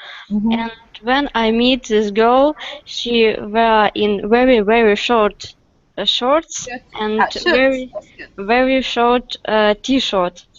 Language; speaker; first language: English; non-native, learner; Russian